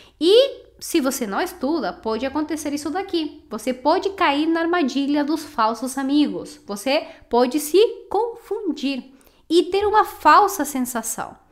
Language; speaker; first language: Portuguese; non-native, fluent; Spanish